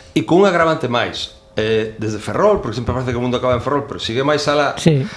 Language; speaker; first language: Galician; native; Galician